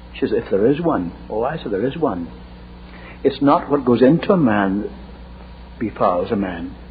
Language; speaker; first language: English; native; English